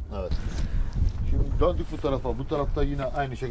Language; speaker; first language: Turkish; native; Turkish